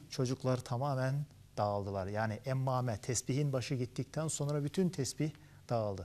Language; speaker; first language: Turkish; early bilingual, heritage; Turkish